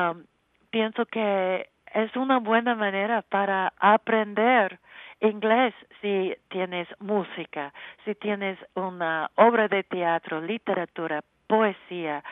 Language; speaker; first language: Spanish; non-native, learner; English